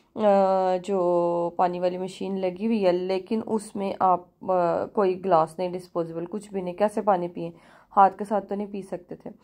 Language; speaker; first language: Urdu; native; Urdu